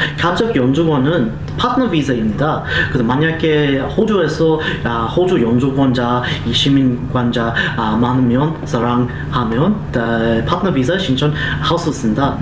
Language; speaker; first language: Korean; non-native, learner; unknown